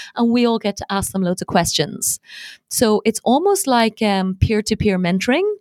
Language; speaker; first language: English; native; English